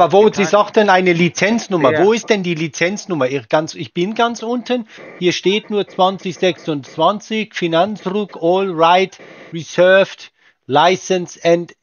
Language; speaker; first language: German; native; German